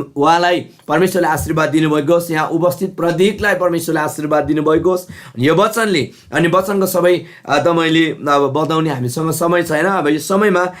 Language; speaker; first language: Nepali; non-native, local second language; Eastern Tamang